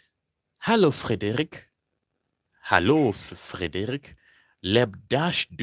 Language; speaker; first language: German; non-native, fluent; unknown